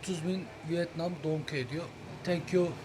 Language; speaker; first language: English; non-native, learner; Turkish